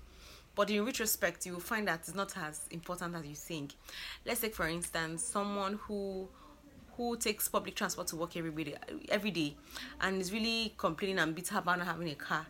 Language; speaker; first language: English; non-native, local second language; Yoruba